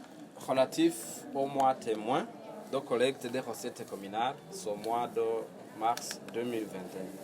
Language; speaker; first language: French; non-native, local second language; Rundi